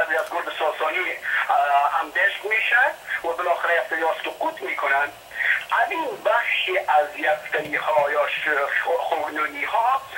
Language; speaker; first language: Persian; non-native, local second language; Shughni